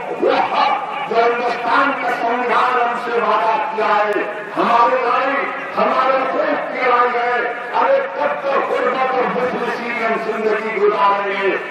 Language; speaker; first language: Urdu; native; Urdu